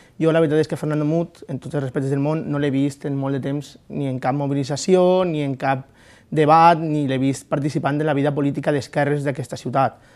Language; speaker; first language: Catalan; native; Catalan